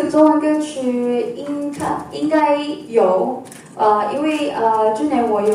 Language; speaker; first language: Chinese; non-native, local second language; Malay